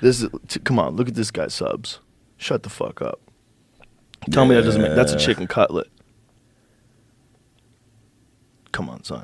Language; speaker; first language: English; native; English